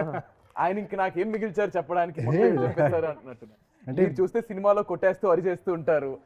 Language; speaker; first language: Telugu; native; Telugu